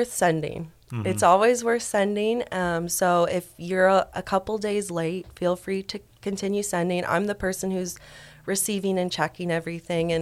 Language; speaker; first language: English; native; English